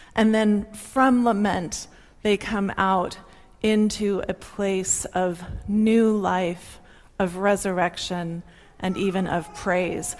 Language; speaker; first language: English; native; English